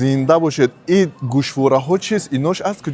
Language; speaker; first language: Persian; native; Persian